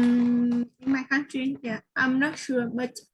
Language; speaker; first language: English; non-native, learner; Vietnamese